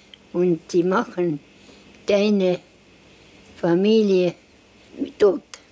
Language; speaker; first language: German; non-native, learner; Estonian